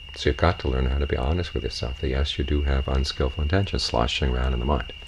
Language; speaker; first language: English; native; English